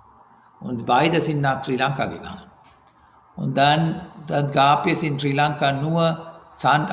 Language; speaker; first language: German; non-native, learner; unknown